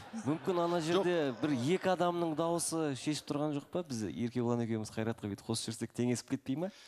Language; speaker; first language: Kazakh; native; Kazakh